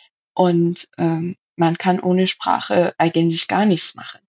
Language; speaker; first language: German; non-native, learner; Persian